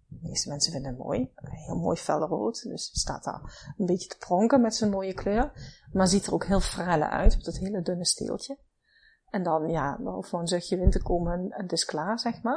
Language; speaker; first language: Dutch; native; Dutch